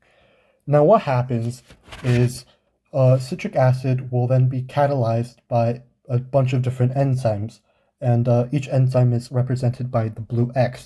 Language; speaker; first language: English; native; English